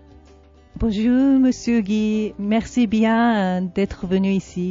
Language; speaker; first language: French; non-native, fluent; Japanese